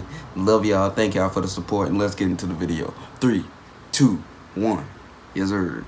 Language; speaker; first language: English; native; English